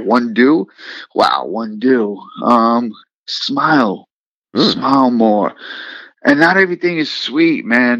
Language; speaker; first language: English; native; English